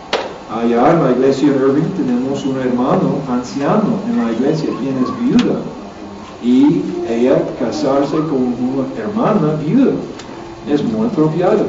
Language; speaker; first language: Spanish; non-native, learner; English